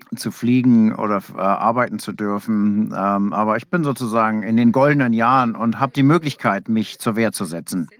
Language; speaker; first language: German; non-native, fluent; English